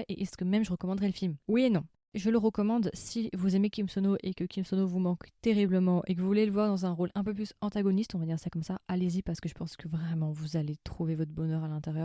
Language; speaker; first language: French; native; French